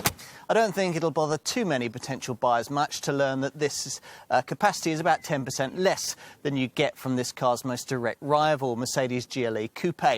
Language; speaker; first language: English; native; English